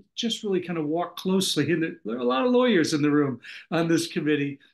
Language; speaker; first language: English; native; English